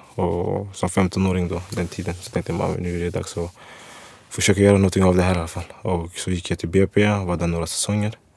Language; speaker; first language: Swedish; early bilingual, other home language; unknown